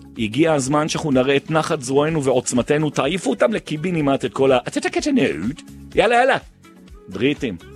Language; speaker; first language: Hebrew; native; Hebrew